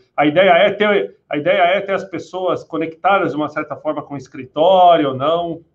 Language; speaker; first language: Portuguese; native; Portuguese